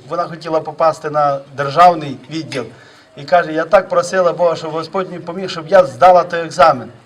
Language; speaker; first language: Ukrainian; native; Ukrainian